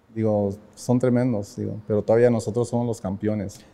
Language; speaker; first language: Spanish; early bilingual, heritage; Spanish